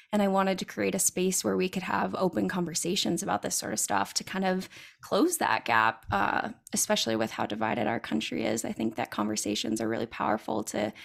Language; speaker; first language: English; native; English